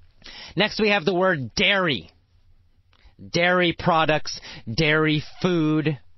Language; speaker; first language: English; native; English